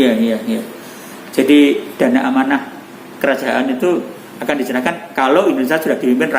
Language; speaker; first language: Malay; non-native, local second language; Javanese